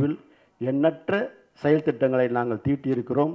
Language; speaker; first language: Tamil; native; Tamil